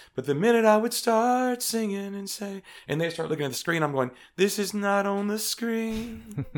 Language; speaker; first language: English; native; English